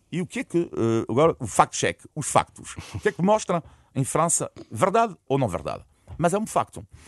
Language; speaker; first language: Portuguese; non-native, fluent; French